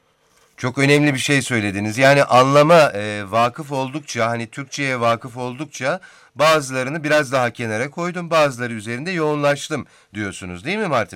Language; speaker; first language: Turkish; native; Turkish